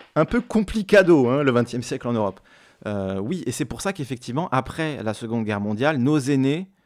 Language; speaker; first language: French; native; French